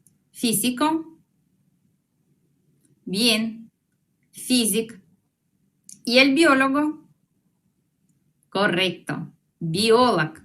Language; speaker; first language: Spanish; non-native, fluent; Russian